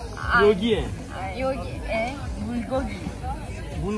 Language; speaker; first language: Korean; non-native, learner; Kurdish